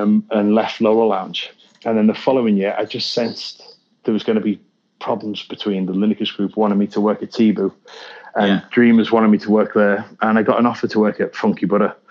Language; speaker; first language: English; native; English